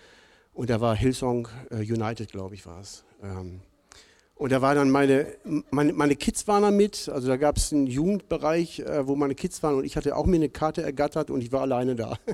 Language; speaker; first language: German; native; German